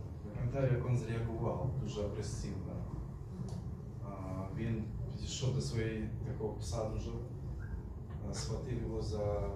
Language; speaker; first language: Ukrainian; non-native, fluent; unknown